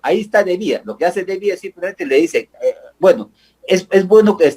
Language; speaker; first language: Spanish; native; Spanish